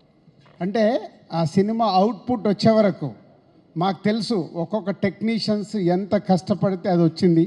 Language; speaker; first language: Telugu; native; Telugu